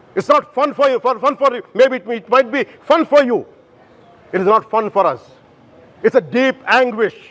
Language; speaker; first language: English; non-native, local second language; Telugu